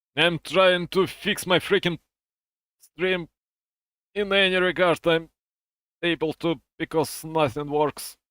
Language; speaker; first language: English; non-native, fluent; Russian